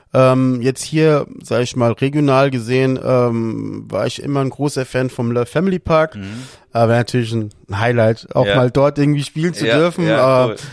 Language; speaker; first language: German; early bilingual, other home language; Portuguese